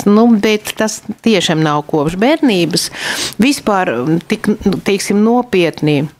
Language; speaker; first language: Latvian; early bilingual, other home language; Russian